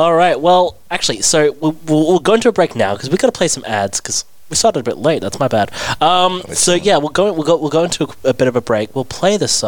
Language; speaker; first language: English; native; English